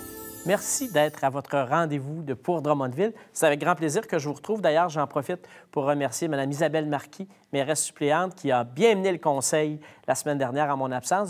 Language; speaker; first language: French; native; French